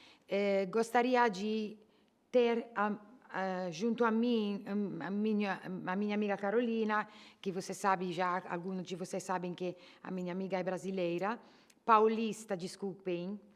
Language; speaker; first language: Portuguese; non-native, learner; Italian